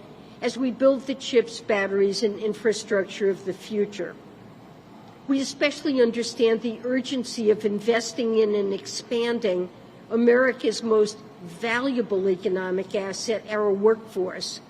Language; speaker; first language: English; native; English